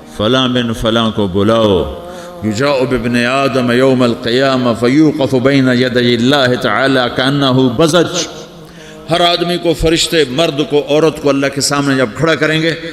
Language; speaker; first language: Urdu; non-native, local second language; Punjabi